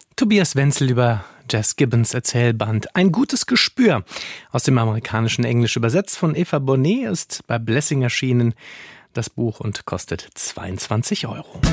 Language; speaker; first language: German; native; German